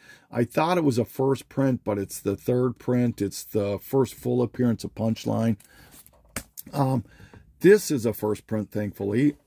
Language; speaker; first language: English; native; English